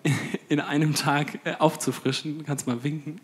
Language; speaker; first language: German; native; German